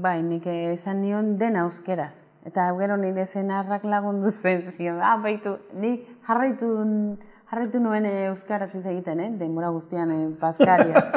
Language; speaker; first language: Basque; non-native, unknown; Spanish